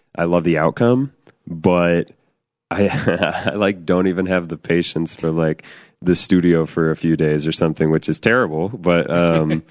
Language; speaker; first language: English; native; English